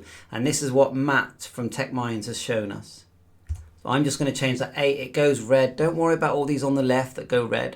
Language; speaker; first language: English; native; English